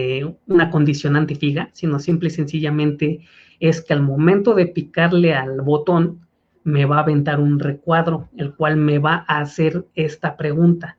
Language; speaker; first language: Spanish; native; Spanish